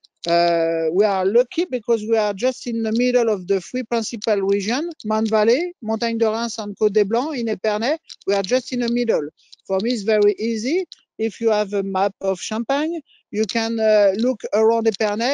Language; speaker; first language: English; non-native, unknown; French